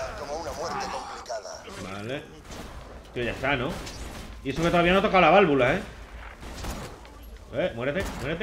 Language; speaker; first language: Spanish; native; Spanish